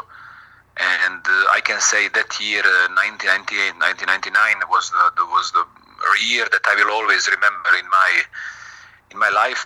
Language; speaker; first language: English; non-native, fluent; Croatian